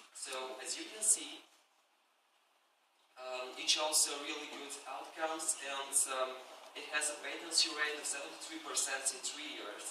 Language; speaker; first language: English; non-native, fluent; Bulgarian